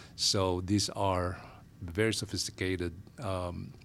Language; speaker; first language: English; non-native, local second language; Filipino